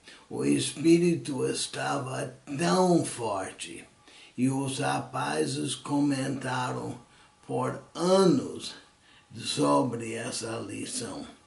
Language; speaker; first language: Portuguese; non-native, fluent; English